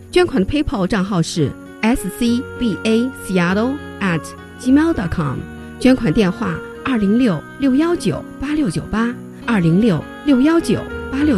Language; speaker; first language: Chinese; native; Chinese